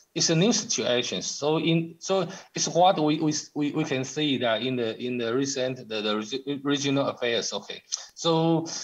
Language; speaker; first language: English; non-native, learner; Chinese